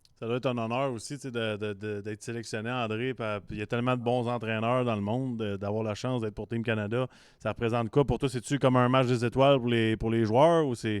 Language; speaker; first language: French; native; French